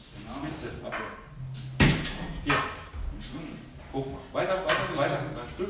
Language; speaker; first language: German; non-native, learner; Thai